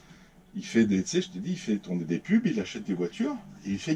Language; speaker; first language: French; native; French